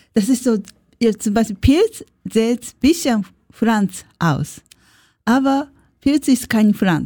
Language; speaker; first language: German; non-native, learner; Japanese